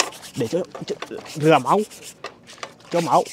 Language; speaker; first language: Vietnamese; non-native, learner; Portuguese